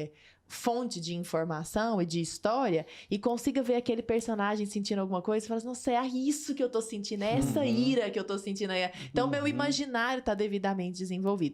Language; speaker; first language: Portuguese; native; Portuguese